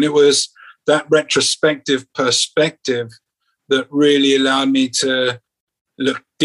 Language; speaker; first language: English; native; English